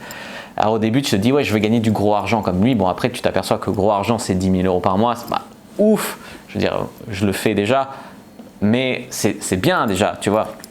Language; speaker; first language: French; native; French